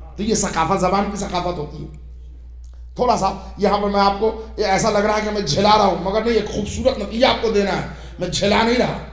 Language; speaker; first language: Urdu; native; Urdu